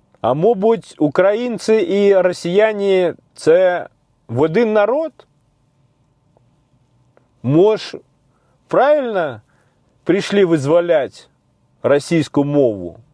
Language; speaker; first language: Ukrainian; non-native, learner; Russian